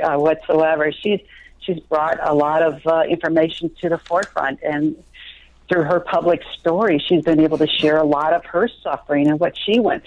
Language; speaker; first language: English; native; English